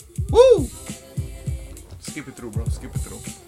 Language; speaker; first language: English; early bilingual, other home language; Spanish